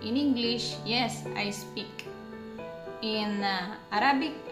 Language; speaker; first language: English; non-native, local second language; Filipino